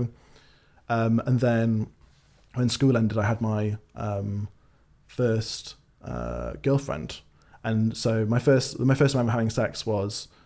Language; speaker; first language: English; native; English